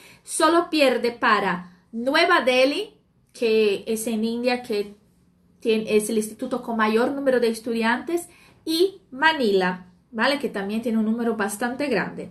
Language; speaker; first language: Spanish; non-native, fluent; Portuguese